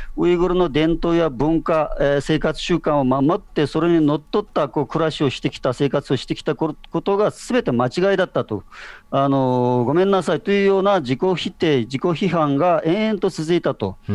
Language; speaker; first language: Japanese; non-native, fluent; Uyghur